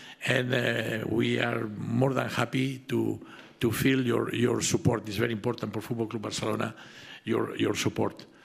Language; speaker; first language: English; non-native, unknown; Catalan